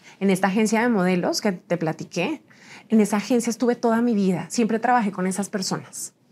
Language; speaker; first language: Spanish; native; Spanish